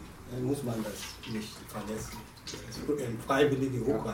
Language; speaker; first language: German; non-native, learner; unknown